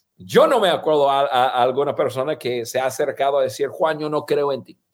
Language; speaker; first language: Spanish; non-native, fluent; English